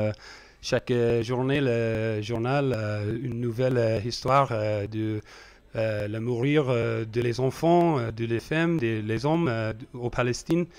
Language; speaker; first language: French; non-native, learner; English